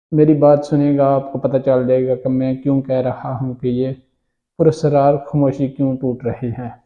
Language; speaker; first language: Urdu; native; Urdu